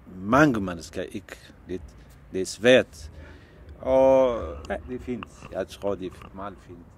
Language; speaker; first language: Danish; non-native, learner; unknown